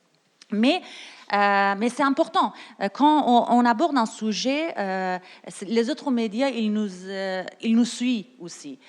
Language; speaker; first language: French; non-native, learner; Persian